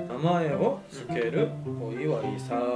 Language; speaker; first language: Japanese; non-native, learner; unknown